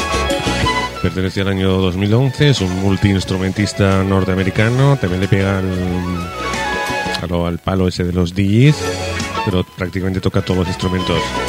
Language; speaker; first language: Spanish; native; Spanish